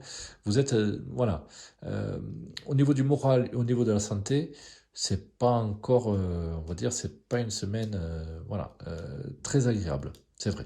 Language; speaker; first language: French; native; French